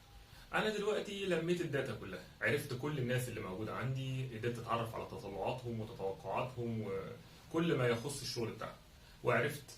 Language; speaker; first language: Arabic; native; Arabic